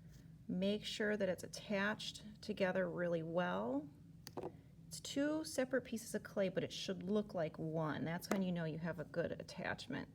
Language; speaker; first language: English; native; English